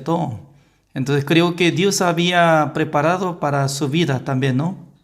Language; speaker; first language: Spanish; non-native, learner; Korean